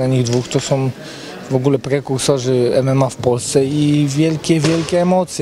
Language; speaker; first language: Polish; native; Polish